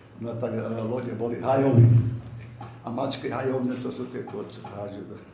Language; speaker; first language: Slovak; native; Slovak